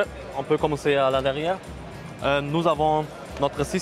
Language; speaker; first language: French; non-native, learner; German